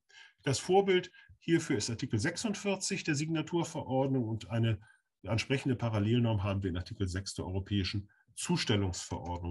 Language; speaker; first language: German; native; German